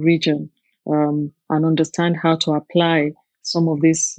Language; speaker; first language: English; non-native, local second language; Yoruba